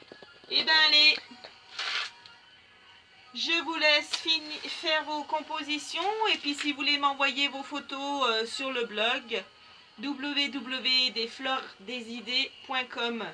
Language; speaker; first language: French; native; French